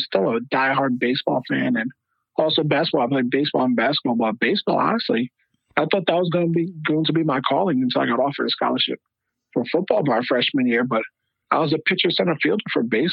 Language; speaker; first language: English; native; English